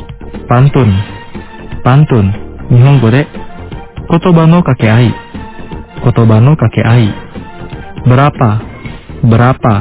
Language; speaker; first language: Japanese; non-native, fluent; Indonesian